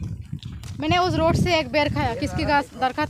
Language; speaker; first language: Hindi; non-native, learner; Bangla